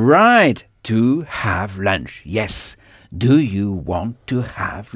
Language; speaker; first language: English; non-native, fluent; French